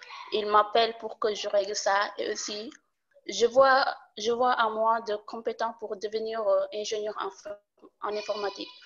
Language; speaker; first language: French; non-native, local second language; Wolof